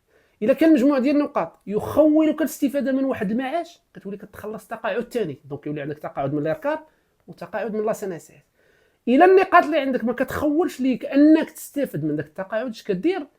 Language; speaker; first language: Arabic; native; Arabic